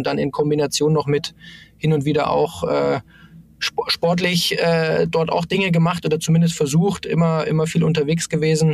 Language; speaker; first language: German; native; German